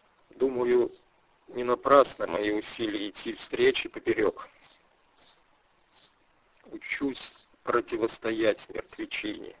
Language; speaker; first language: Russian; native; Russian